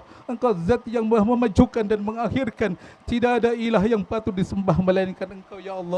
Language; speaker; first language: Indonesian; native; Indonesian